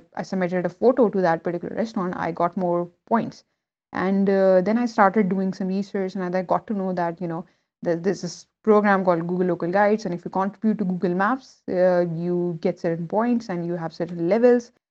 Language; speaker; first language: English; non-native, local second language; Urdu